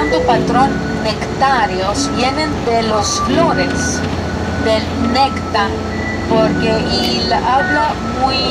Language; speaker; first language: Spanish; non-native, learner; Greek